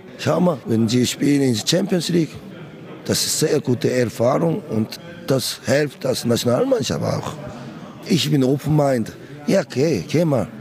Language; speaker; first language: German; non-native, learner; Korean